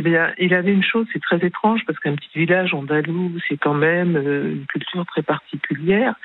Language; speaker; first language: French; early bilingual, other home language; Spanish